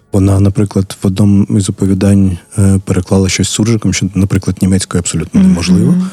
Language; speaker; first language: Ukrainian; non-native, local second language; Russian